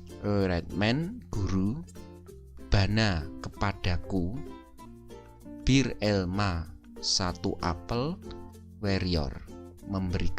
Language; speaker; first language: Turkish; non-native, learner; Indonesian